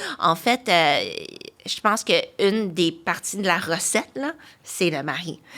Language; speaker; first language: French; early bilingual, other home language; Chinese